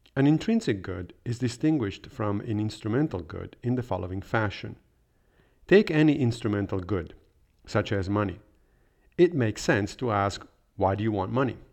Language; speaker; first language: English; non-native, fluent; Italian